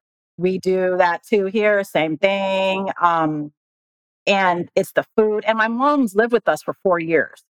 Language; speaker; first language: English; native; English